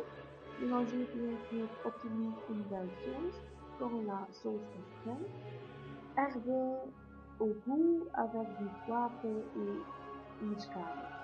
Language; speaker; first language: French; non-native, learner; Dutch